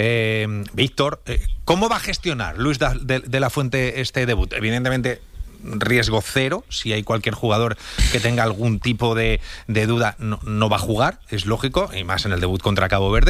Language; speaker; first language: Spanish; native; Spanish